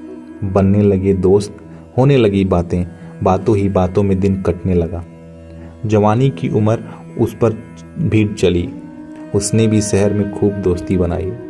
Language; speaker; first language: Hindi; native; Hindi